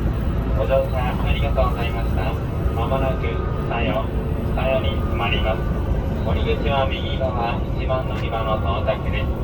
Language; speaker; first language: Japanese; native; Japanese